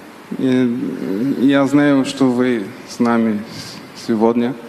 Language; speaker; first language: Russian; non-native, learner; Bulgarian